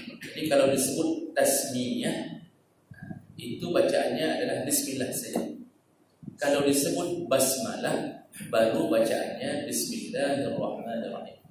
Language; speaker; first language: Malay; non-native, local second language; Achinese